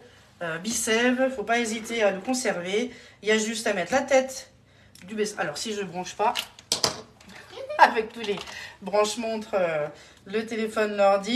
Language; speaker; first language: French; native; French